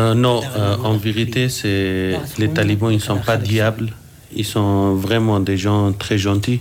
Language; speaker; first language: French; non-native, fluent; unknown